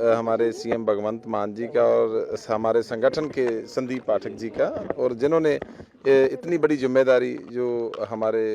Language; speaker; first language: Hindi; non-native, local second language; Punjabi